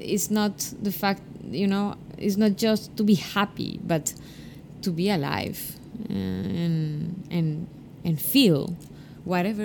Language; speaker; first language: English; non-native, fluent; Spanish